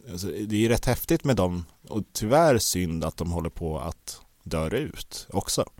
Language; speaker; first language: Swedish; native; Swedish